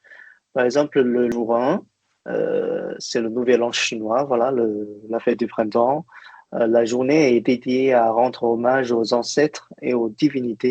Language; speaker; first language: French; non-native, fluent; Chinese